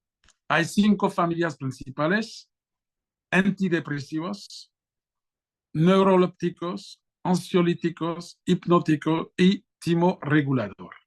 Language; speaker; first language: Spanish; non-native, fluent; French